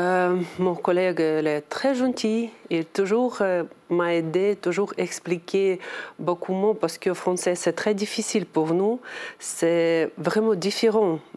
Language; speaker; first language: French; non-native, learner; Ukrainian